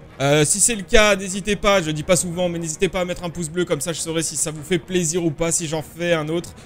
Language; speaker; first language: French; native; French